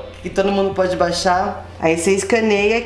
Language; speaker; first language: Portuguese; native; Portuguese